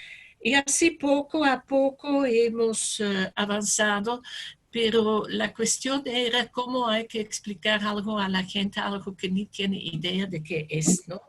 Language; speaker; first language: Spanish; non-native, fluent; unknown